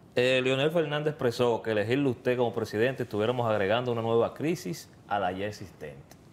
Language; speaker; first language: Spanish; native; Spanish